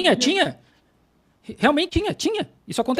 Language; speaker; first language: Portuguese; native; Portuguese